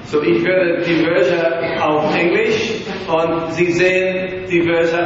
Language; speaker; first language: German; non-native, learner; English